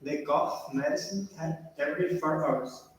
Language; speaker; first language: English; non-native, learner; Portuguese